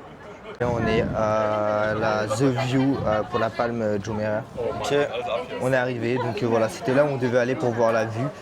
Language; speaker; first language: French; native; French